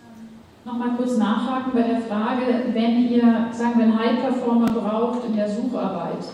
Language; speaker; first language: German; native; German